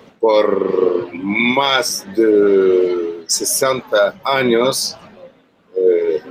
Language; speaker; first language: Spanish; non-native, learner; Arabic